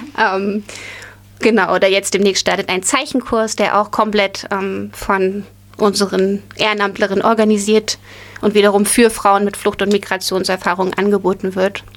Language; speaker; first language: German; native; German